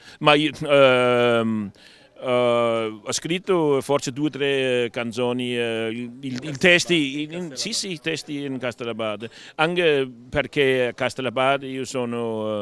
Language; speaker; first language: Italian; non-native, learner; Danish